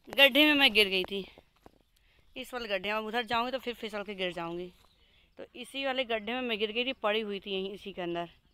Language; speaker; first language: Hindi; native; Hindi